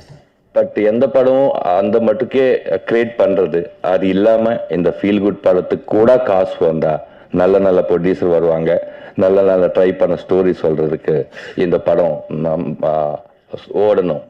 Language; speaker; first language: Tamil; non-native, learner; Telugu